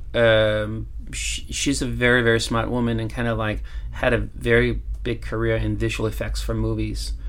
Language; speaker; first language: English; non-native, fluent; Danish